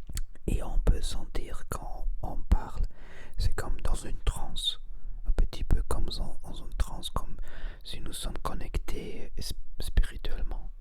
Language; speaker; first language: French; non-native, learner; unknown